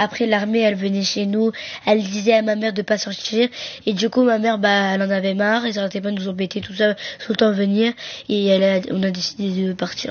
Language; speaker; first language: French; early bilingual, other home language; Arabic